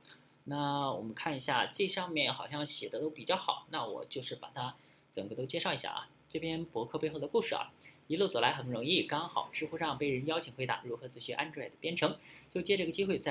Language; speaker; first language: Chinese; native; Chinese